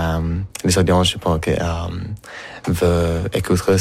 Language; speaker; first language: French; non-native, fluent; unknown